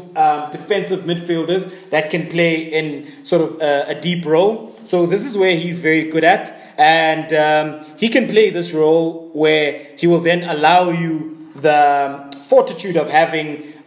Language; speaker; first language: English; native; English